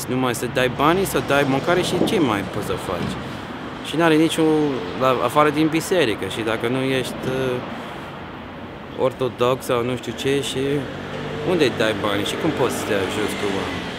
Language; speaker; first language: Romanian; non-native, learner; English